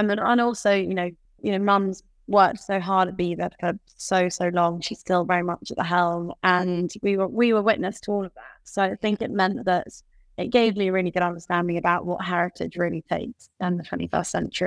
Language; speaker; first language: English; native; English